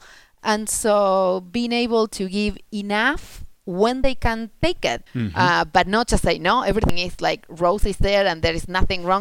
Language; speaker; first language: English; non-native, fluent; Spanish